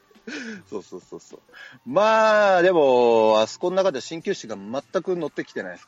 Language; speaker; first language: Japanese; native; Japanese